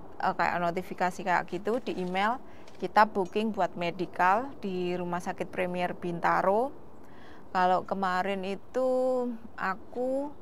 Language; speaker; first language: Indonesian; non-native, local second language; Javanese